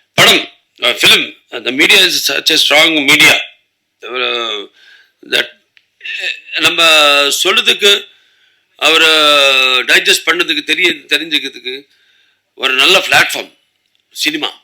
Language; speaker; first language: Tamil; non-native, local second language; Telugu